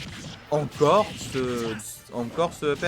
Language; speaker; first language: French; native; French